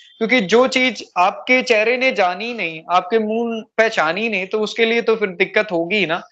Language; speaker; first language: Hindi; native; Hindi